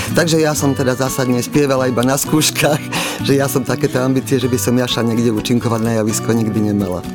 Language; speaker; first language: Slovak; native; Slovak